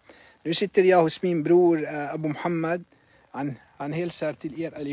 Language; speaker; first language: Swedish; non-native, fluent; Arabic